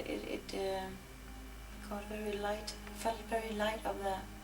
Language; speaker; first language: English; non-native, fluent; Danish